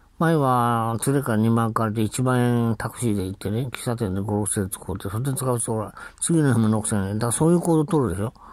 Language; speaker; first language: Japanese; native; Japanese